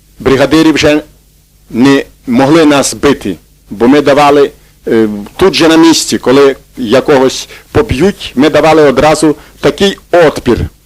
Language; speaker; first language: Ukrainian; native; Ukrainian